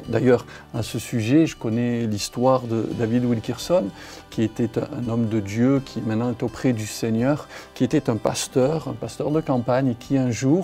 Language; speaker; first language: French; native; French